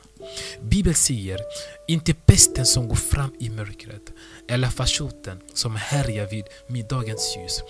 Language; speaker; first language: Swedish; non-native, fluent; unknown